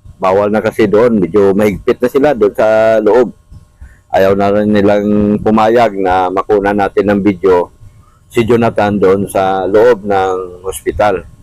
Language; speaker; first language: Filipino; native; Filipino